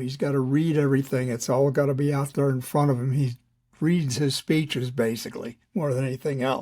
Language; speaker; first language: English; native; English